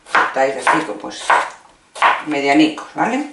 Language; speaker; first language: Spanish; native; Spanish